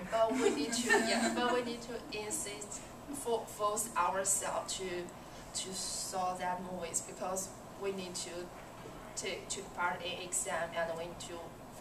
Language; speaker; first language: English; non-native, learner; Chinese